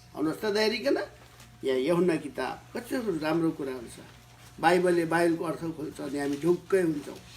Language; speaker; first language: Nepali; native; Nepali